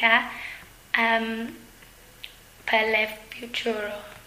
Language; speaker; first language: Italian; non-native, learner; English